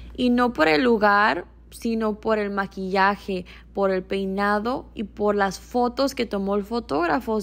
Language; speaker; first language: Spanish; early bilingual, heritage; Spanish